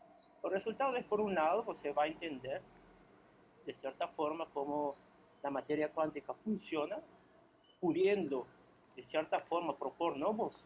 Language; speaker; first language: Portuguese; non-native, fluent; Spanish